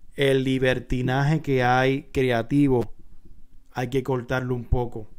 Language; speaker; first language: Spanish; native; Spanish